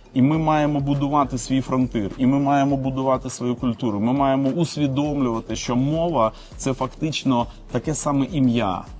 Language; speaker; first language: Ukrainian; non-native, local second language; Russian